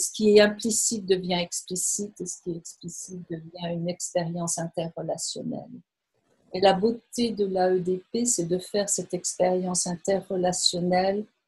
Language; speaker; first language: French; native; French